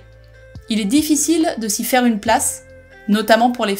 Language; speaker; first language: French; native; French